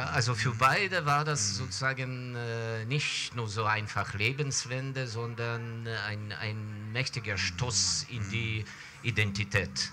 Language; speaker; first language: German; non-native, fluent; Ukrainian